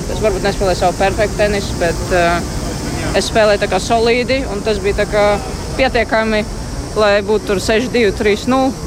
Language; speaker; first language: Latvian; non-native, local second language; Russian